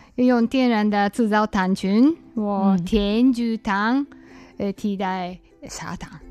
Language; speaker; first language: Chinese; non-native, learner; Japanese